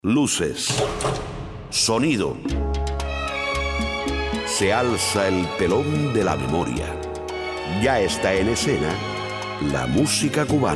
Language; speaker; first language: Spanish; native; Spanish